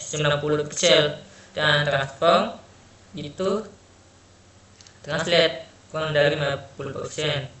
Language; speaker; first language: Indonesian; native; Indonesian